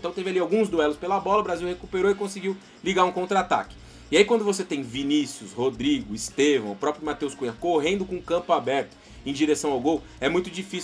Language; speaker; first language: Portuguese; native; Portuguese